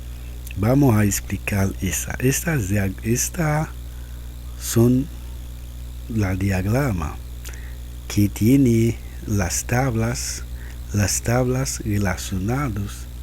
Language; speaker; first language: Spanish; non-native, learner; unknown